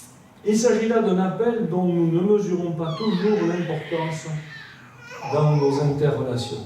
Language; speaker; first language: French; native; French